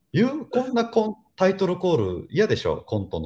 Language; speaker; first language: Japanese; native; Japanese